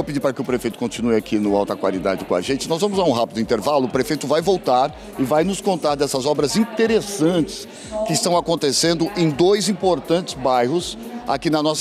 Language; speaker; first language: Portuguese; native; Portuguese